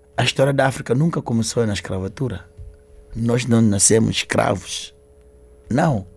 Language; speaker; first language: Portuguese; non-native, local second language; Upper Guinea Crioulo